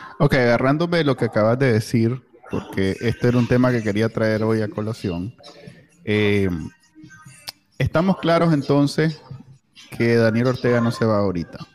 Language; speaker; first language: Spanish; native; Spanish